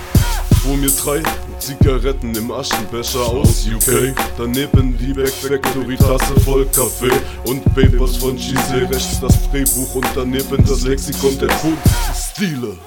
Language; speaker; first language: German; native; German